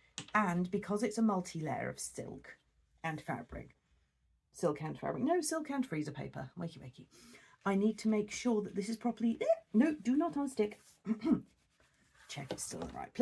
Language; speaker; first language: English; native; English